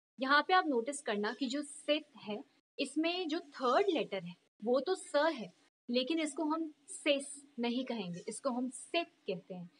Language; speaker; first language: Hindi; native; Hindi